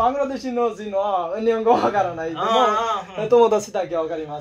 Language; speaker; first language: Japanese; non-native, learner; Bangla